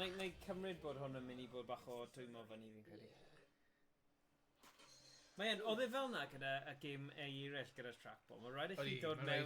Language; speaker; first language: Welsh; native; Welsh